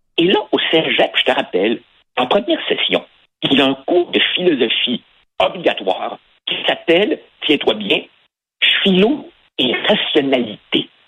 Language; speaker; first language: French; early bilingual, other home language; Spanish